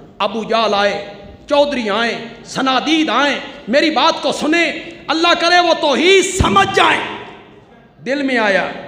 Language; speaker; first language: Urdu; non-native, local second language; Punjabi